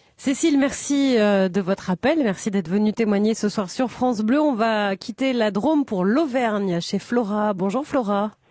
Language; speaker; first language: French; native; French